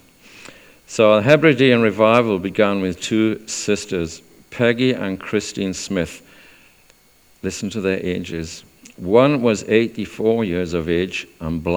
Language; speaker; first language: English; native; English